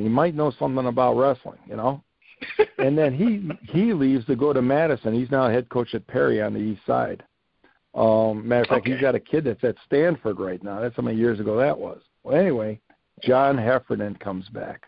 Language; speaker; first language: English; native; English